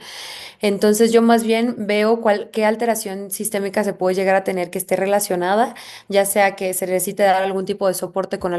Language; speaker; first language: Spanish; native; Spanish